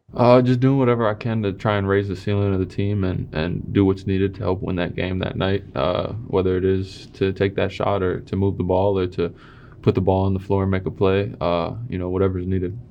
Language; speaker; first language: English; native; English